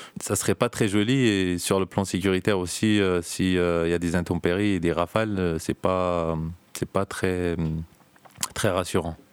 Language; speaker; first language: French; early bilingual, other home language; Turkish